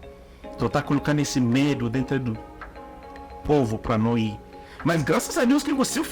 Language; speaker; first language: Portuguese; non-native, learner; Igbo